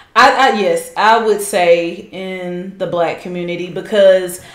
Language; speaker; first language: English; native; English